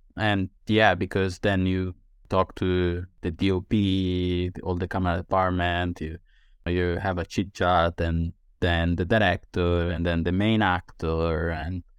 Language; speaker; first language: English; non-native, fluent; Italian